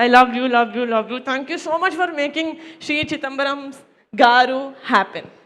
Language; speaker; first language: English; non-native, local second language; Telugu